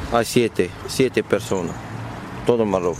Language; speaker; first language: Spanish; non-native, learner; Arabic